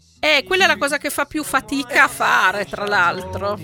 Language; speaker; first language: Italian; native; Italian